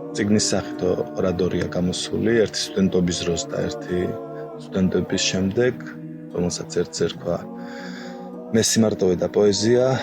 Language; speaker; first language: Georgian; non-native, local second language; Mingrelian